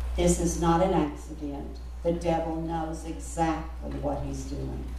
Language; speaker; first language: English; native; English